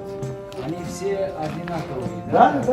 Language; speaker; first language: Russian; non-native, local second language; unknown